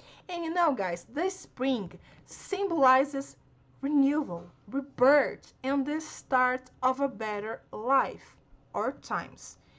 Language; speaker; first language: English; non-native, fluent; Portuguese